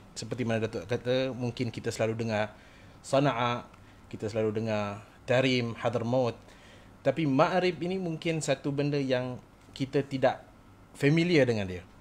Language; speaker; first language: Malay; native; Malay